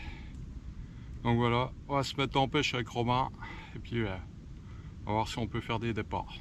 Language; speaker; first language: French; native; French